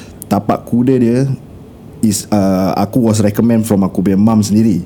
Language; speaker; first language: English; non-native, local second language; Malay